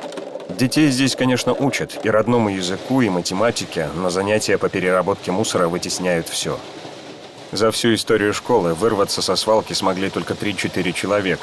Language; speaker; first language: Russian; native; Russian